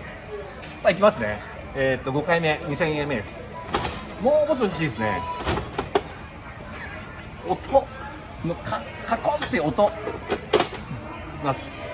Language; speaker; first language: Japanese; native; Japanese